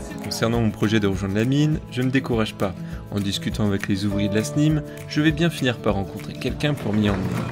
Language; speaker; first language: French; native; French